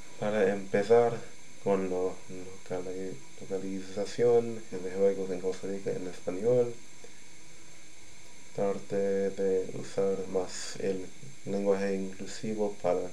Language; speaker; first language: Spanish; non-native, learner; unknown